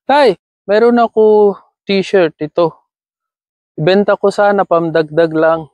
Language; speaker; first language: Filipino; non-native, learner; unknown